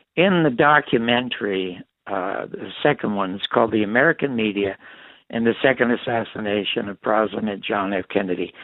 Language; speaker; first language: English; native; English